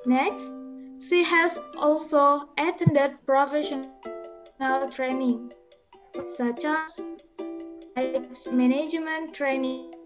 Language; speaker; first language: English; non-native, learner; Indonesian